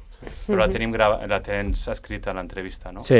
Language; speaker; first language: Catalan; native; Catalan